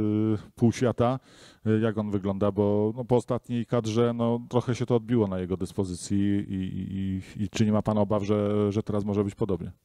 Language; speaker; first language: Polish; native; Polish